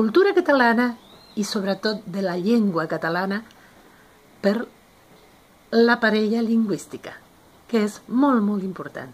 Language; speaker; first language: Catalan; non-native, fluent; Spanish